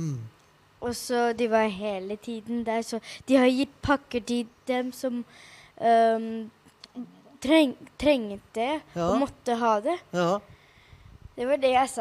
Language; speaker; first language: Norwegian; early bilingual, heritage; Norwegian